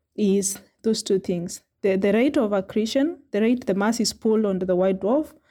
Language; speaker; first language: English; non-native, local second language; Kamba